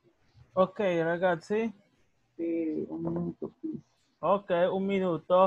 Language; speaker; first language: Italian; non-native, fluent; Spanish